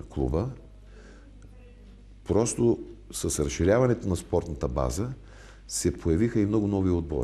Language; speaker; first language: Bulgarian; native; Bulgarian